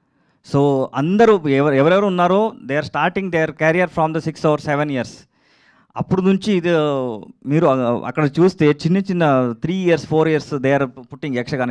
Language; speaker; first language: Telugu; non-native, learner; Kannada